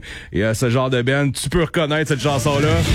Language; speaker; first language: French; native; French